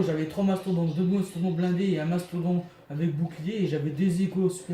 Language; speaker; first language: French; native; French